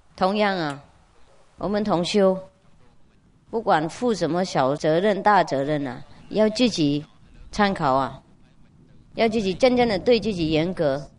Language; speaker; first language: Chinese; non-native, fluent; Vietnamese